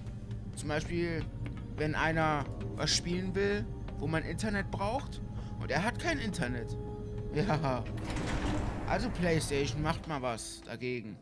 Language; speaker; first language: German; native; German